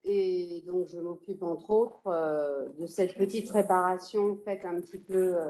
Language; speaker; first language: French; native; French